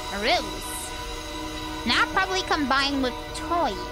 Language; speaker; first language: English; non-native, fluent; German